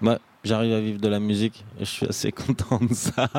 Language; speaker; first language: French; native; French